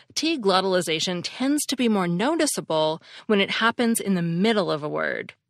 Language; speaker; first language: English; native; English